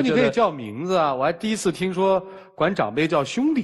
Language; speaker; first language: Chinese; native; Chinese